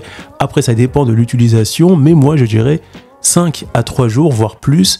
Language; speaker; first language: French; native; French